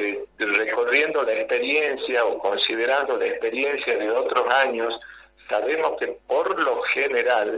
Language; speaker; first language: Spanish; native; Spanish